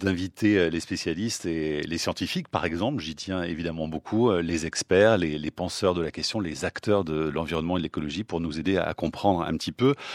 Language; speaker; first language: French; native; French